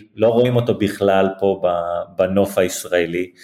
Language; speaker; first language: Hebrew; early bilingual, heritage; Hebrew